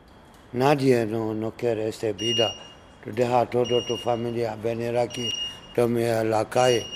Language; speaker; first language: Spanish; non-native, learner; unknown